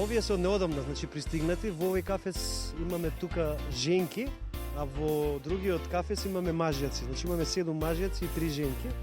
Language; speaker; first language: Macedonian; native; Macedonian